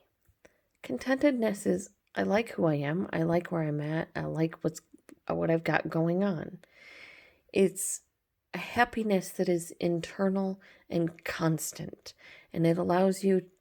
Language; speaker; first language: English; native; English